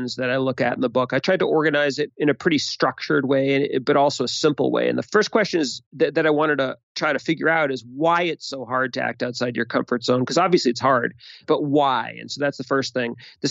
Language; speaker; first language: English; native; English